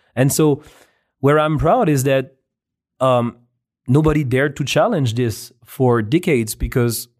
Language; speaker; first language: English; non-native, fluent; French